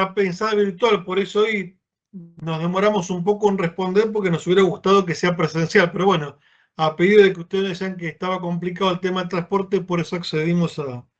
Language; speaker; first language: Spanish; native; Spanish